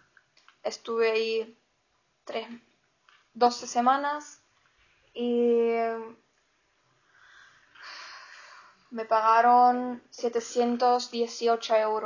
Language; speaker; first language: Spanish; non-native, learner; German